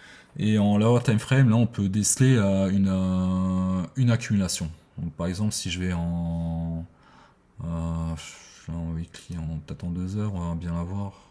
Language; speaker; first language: French; native; French